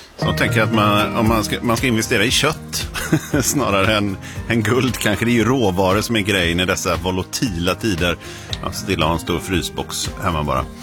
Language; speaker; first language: Swedish; native; Swedish